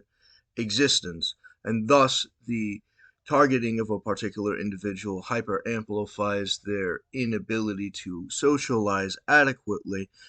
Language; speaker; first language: English; native; English